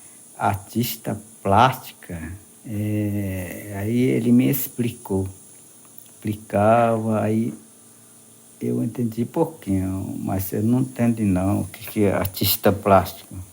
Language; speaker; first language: Portuguese; non-native, local second language; Yanomámi